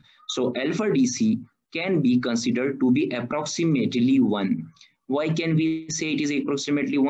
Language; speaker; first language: English; non-native, fluent; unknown